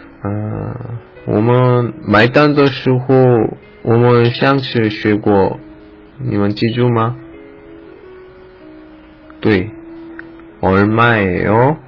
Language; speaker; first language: Chinese; non-native, learner; Korean